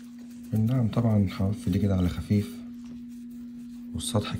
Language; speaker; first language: Arabic; native; Arabic